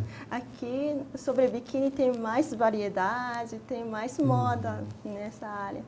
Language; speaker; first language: Portuguese; non-native, fluent; Japanese